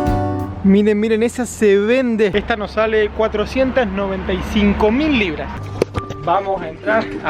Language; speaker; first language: Spanish; native; Spanish